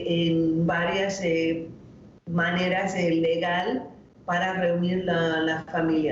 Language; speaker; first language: Spanish; non-native, fluent; English